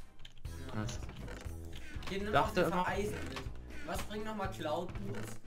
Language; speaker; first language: German; native; German